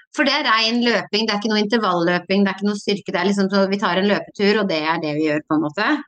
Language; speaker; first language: Norwegian; native; Norwegian